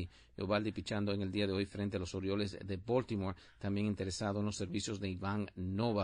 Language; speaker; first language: Spanish; native; Spanish